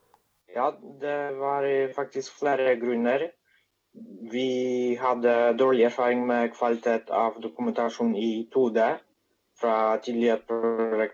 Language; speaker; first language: Swedish; non-native, fluent; Polish